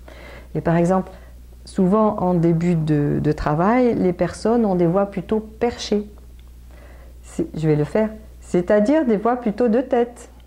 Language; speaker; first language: French; native; French